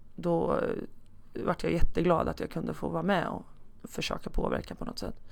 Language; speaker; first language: Swedish; native; Swedish